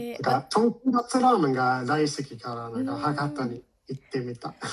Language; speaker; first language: Japanese; non-native, learner; English